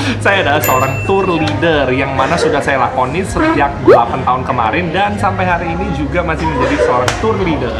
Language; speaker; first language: Indonesian; native; Indonesian